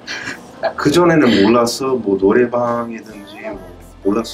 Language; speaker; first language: Korean; early bilingual, heritage; Korean